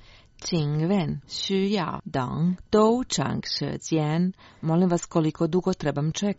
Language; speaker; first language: Croatian; native; Croatian